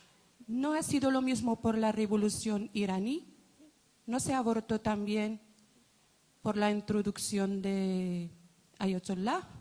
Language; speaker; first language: Spanish; non-native, fluent; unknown